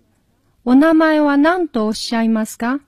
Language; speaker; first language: Japanese; non-native, fluent; Chinese